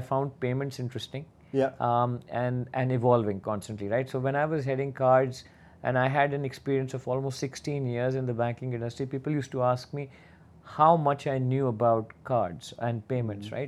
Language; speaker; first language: English; non-native, local second language; Urdu